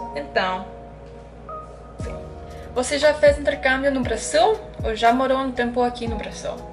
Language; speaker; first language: Portuguese; non-native, learner; English